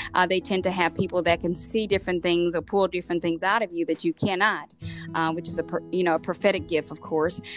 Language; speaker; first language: English; native; English